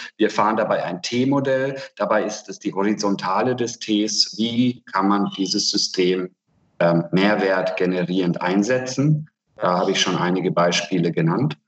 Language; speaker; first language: German; non-native, fluent; Hungarian